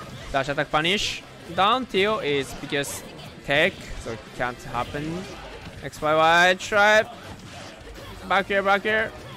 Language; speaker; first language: English; non-native, learner; Chinese